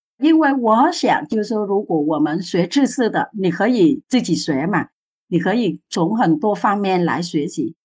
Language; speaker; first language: Chinese; non-native, fluent; Vietnamese